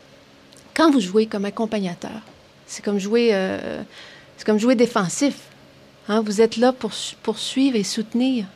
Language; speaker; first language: French; native; French